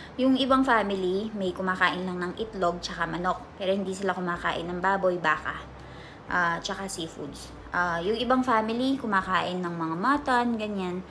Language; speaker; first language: Filipino; native; Filipino